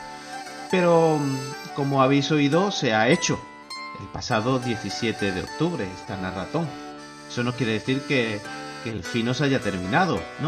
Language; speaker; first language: Spanish; native; Spanish